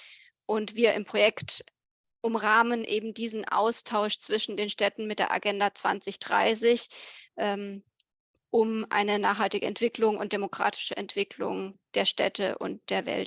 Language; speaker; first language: German; native; German